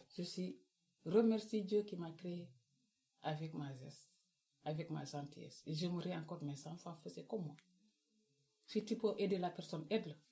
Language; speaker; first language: French; non-native, local second language; Wolof